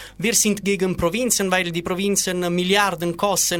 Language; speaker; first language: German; non-native, learner; Italian